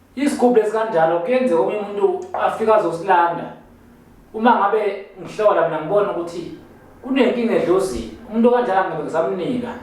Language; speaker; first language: Zulu; native; Zulu